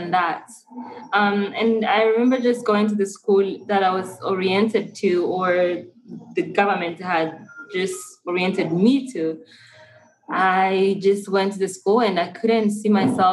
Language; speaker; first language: English; non-native, local second language; Kinyarwanda